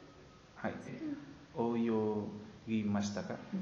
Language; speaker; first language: Japanese; non-native, learner; Vietnamese